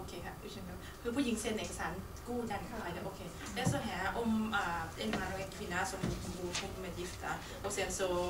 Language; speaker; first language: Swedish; non-native, fluent; Thai